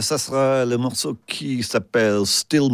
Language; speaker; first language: French; non-native, fluent; English